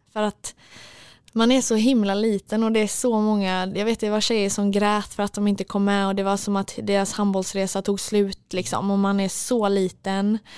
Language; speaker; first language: Swedish; native; Swedish